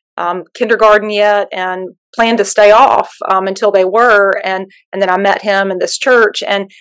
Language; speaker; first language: English; native; English